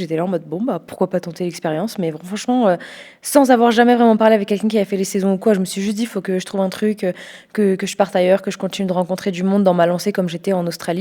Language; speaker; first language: French; native; French